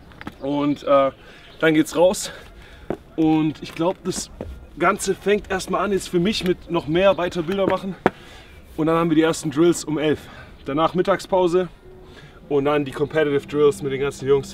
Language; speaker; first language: German; native; German